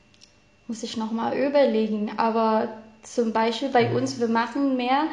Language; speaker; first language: German; non-native, fluent; Filipino